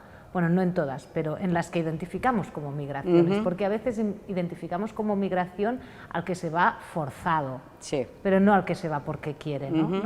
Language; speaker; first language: Spanish; non-native, local second language; Catalan